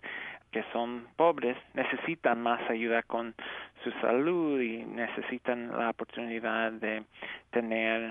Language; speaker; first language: Spanish; early bilingual, heritage; English